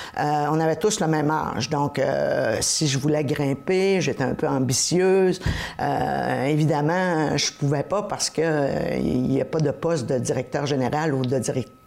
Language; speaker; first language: French; native; French